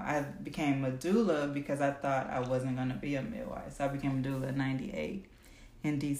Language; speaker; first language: English; native; English